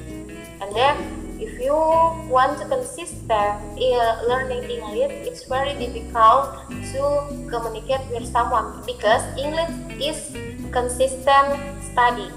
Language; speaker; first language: English; non-native, learner; Indonesian